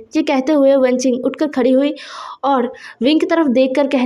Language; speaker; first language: Hindi; non-native, local second language; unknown